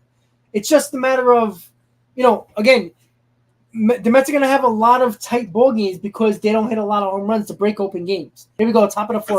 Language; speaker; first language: English; native; English